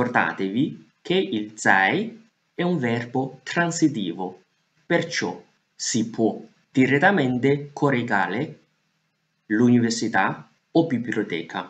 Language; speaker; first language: Italian; non-native, fluent; Chinese